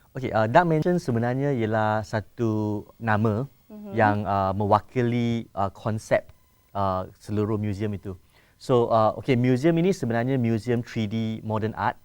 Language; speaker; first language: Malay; non-native, local second language; Chinese